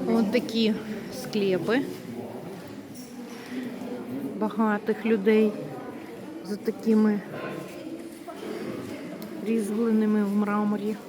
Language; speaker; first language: Ukrainian; native; Ukrainian